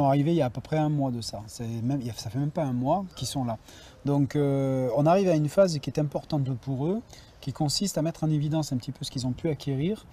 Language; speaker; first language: French; native; French